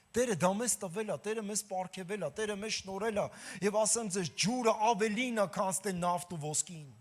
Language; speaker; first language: Armenian; native; Armenian